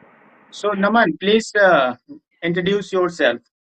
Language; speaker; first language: English; non-native, learner; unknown